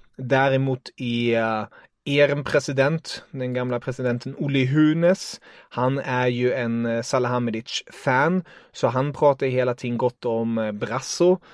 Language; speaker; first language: Swedish; non-native, fluent; German